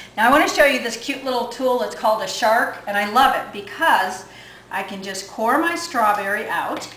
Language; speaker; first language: English; native; English